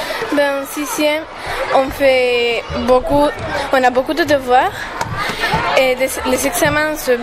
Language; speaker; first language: French; non-native, learner; Spanish